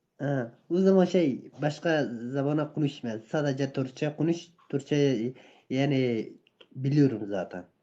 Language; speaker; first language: Turkish; non-native, learner; Persian